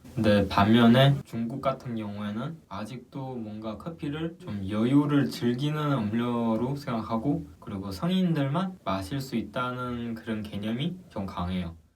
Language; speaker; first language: Korean; non-native, fluent; Chinese